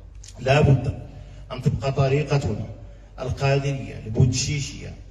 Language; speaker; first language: Arabic; native; Arabic